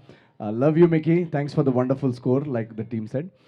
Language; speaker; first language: Telugu; native; Telugu